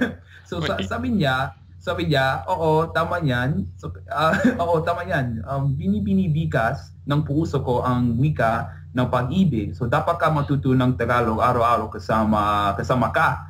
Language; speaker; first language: Filipino; non-native, learner; English